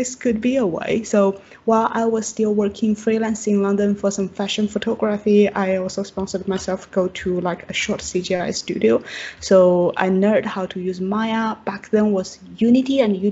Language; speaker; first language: English; non-native, fluent; Chinese